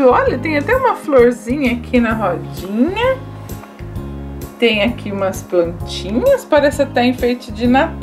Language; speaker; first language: Portuguese; native; Portuguese